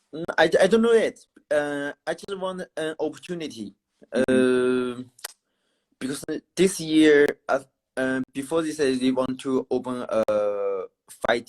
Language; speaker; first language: English; non-native, learner; Chinese